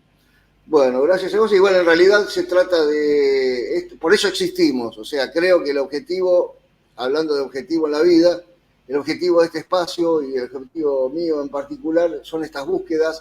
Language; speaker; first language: Spanish; native; Spanish